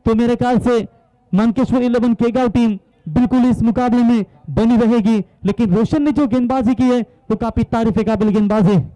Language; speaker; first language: Hindi; non-native, local second language; Marathi